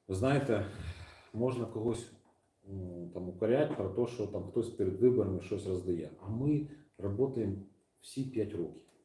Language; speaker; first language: Ukrainian; non-native, local second language; Russian